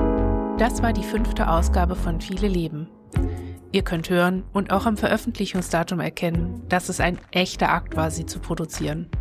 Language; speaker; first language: German; native; German